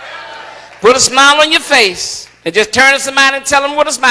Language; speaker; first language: English; native; English